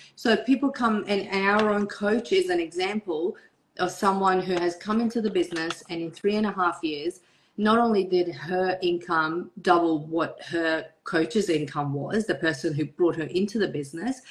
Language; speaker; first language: English; early bilingual, other home language; Persian